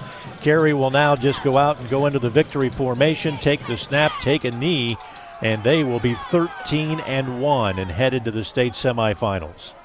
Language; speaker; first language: English; native; English